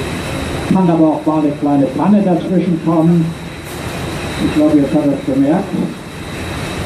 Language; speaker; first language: German; native; German